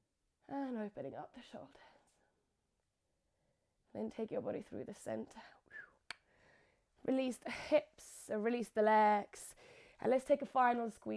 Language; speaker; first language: English; non-native, fluent; Finnish